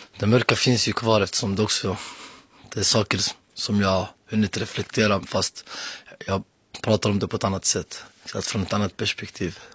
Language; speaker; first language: Swedish; early bilingual, other home language; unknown